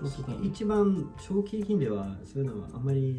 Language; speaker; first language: Japanese; non-native, learner; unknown